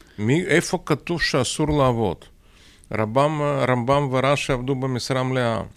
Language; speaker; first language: Hebrew; non-native, fluent; Russian